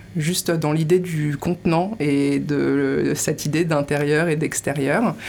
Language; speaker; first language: French; native; French